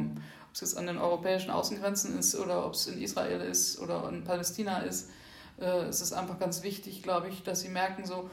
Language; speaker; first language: German; native; German